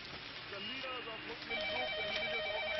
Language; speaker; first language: English; non-native, local second language; Bangla